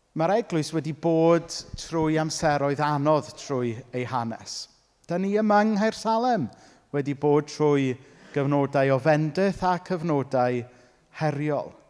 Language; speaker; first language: Welsh; native; Welsh